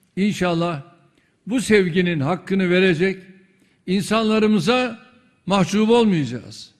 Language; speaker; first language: Turkish; native; Turkish